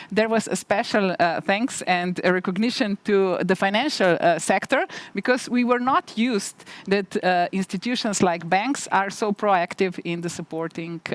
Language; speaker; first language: English; non-native, fluent; Slovenian